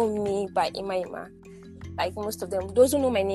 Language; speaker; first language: English; non-native, local second language; Ibibio